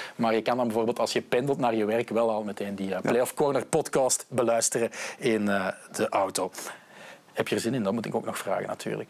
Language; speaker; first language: Dutch; native; Dutch